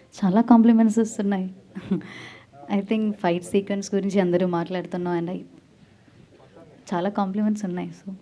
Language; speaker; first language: Telugu; non-native, learner; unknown